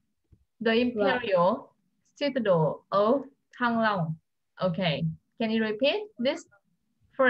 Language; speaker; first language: English; non-native, fluent; Vietnamese